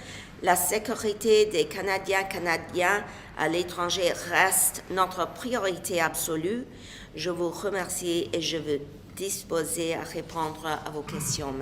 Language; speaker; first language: French; non-native, local second language; English